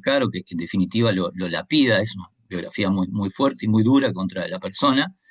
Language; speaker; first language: Spanish; native; Spanish